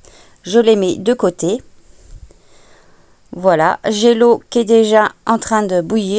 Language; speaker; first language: French; native; French